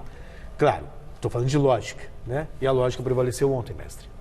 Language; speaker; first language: Portuguese; native; Portuguese